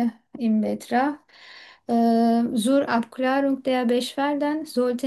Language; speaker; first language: German; non-native, learner; Turkish